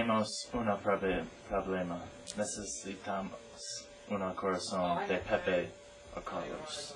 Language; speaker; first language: Spanish; non-native, learner; English